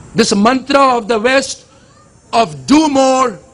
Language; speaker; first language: English; non-native, local second language; Urdu